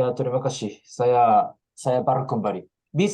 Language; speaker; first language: Indonesian; non-native, learner; Japanese